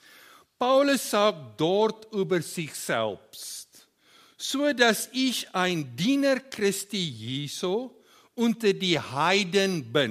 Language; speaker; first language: German; non-native, learner; Afrikaans